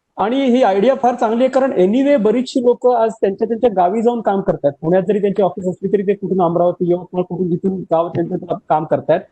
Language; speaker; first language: Marathi; native; Marathi